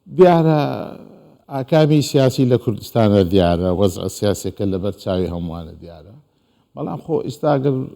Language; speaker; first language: Central Kurdish; non-native, local second language; Turkish